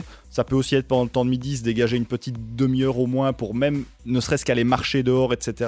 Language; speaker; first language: French; native; French